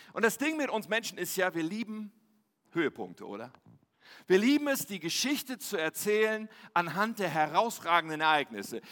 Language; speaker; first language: German; native; German